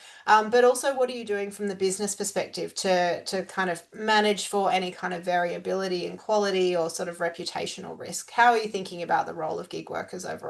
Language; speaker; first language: English; native; English